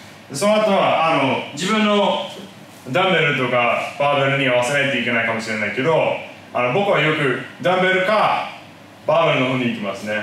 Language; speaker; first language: Japanese; non-native, fluent; English